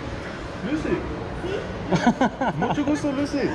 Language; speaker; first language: Spanish; non-native, learner; English